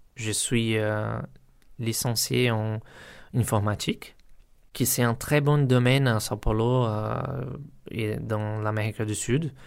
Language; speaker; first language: French; non-native, learner; Portuguese